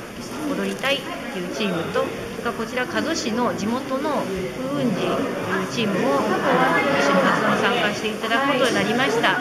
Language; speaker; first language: Japanese; native; Japanese